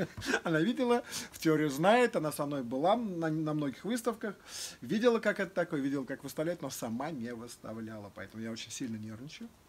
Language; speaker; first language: Russian; native; Russian